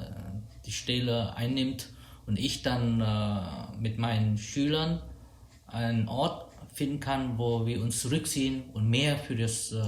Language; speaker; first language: German; non-native, fluent; Vietnamese